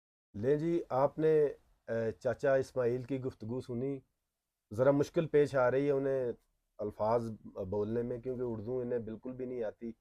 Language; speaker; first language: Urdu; non-native, local second language; Punjabi